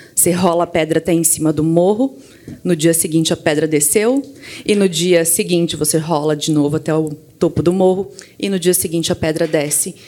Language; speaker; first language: Portuguese; native; Portuguese